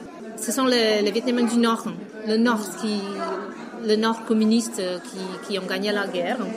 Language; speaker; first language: French; non-native, fluent; Vietnamese